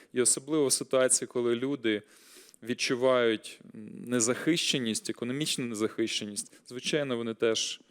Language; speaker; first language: Ukrainian; native; Ukrainian